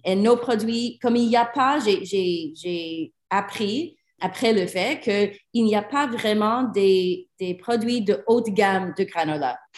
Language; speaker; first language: French; non-native, learner; English